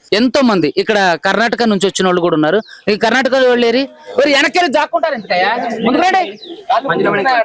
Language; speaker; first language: Telugu; native; Telugu